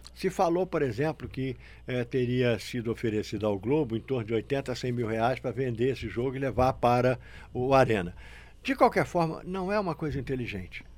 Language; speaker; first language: Portuguese; native; Portuguese